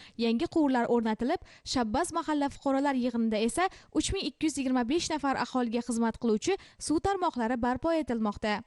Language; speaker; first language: Uzbek; native; Uzbek